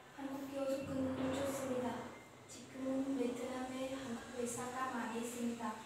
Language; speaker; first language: Korean; non-native, learner; Vietnamese